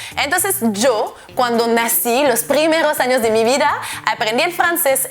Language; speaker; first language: Spanish; non-native, fluent; French